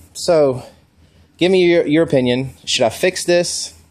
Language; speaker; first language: English; native; English